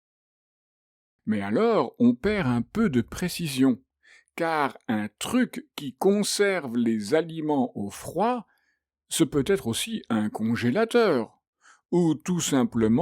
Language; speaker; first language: French; native; French